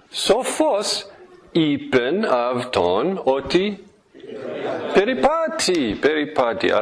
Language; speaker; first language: Greek; non-native, fluent; English